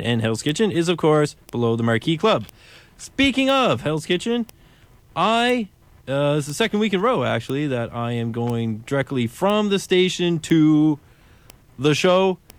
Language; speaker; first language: English; native; English